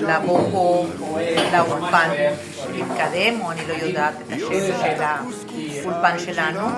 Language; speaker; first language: Hebrew; non-native, learner; Spanish